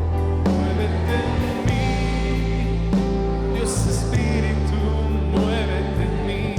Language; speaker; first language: Spanish; native; Spanish